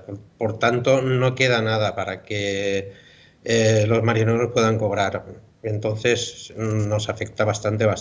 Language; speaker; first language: Spanish; native; Spanish